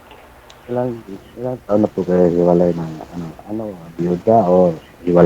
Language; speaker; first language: Filipino; non-native, local second language; Cebuano